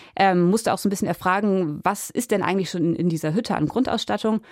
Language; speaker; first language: German; native; German